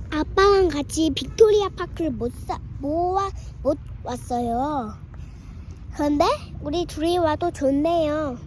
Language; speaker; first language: Korean; early bilingual, heritage; Korean